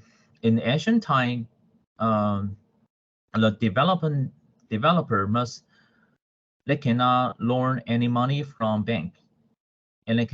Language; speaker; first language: English; non-native, fluent; Chinese